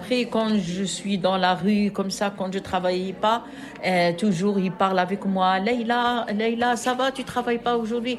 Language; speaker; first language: French; non-native, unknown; Arabic